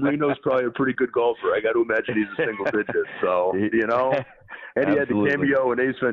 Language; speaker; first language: English; native; English